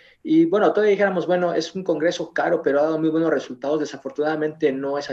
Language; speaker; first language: Spanish; native; Spanish